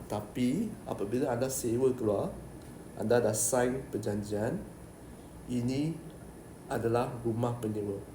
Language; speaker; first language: Malay; native; Malay